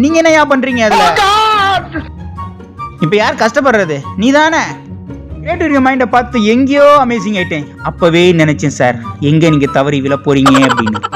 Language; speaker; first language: Tamil; native; Tamil